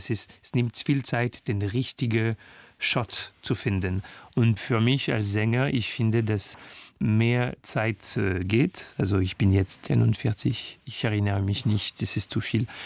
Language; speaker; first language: German; non-native, fluent; French